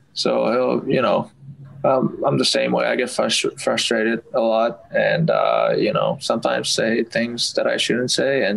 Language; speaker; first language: English; non-native, fluent; Finnish